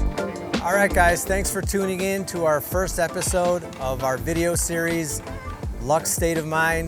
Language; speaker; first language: English; native; English